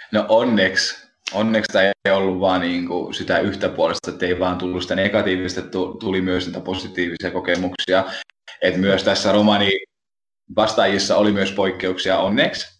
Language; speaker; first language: Finnish; native; Finnish